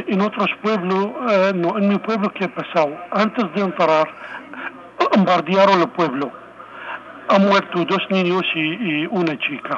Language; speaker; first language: Spanish; non-native, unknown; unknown